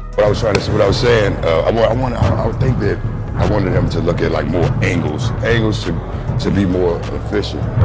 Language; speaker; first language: English; native; English